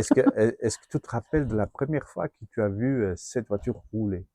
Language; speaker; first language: French; non-native, fluent; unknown